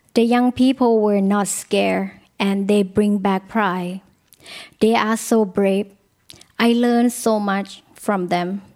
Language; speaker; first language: English; non-native, learner; Thai